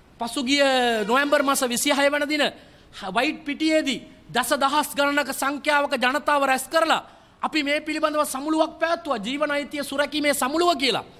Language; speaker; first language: Sinhala; non-native, local second language; Tamil